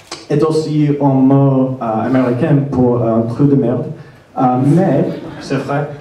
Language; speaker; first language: French; non-native, learner; English